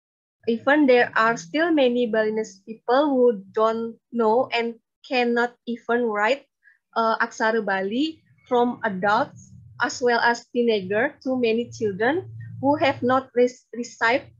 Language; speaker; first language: English; non-native, learner; Indonesian